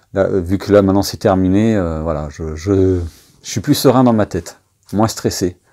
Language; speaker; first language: French; native; French